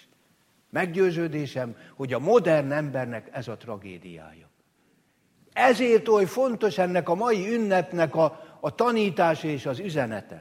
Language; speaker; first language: Hungarian; native; Hungarian